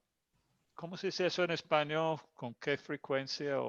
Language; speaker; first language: Spanish; non-native, fluent; English